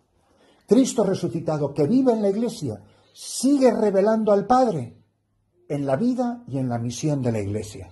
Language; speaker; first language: Spanish; native; Spanish